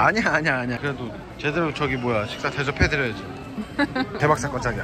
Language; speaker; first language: Korean; native; Korean